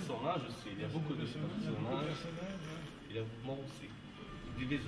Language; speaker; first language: French; non-native, local second language; Arabic